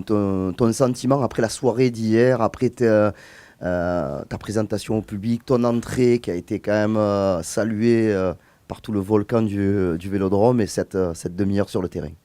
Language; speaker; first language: French; native; French